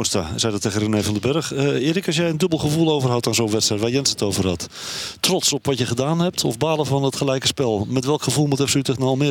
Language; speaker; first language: Dutch; native; Dutch